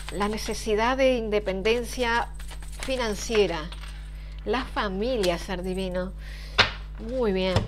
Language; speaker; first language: Spanish; native; Spanish